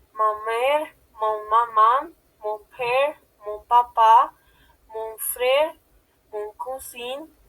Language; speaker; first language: French; non-native, learner; Spanish